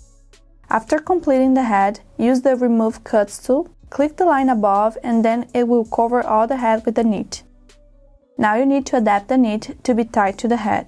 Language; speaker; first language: English; non-native, fluent; Portuguese